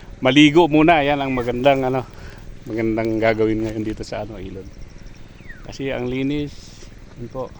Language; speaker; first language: Filipino; non-native, local second language; Iloko